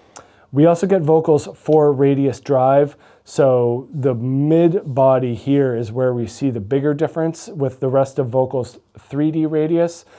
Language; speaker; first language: English; native; English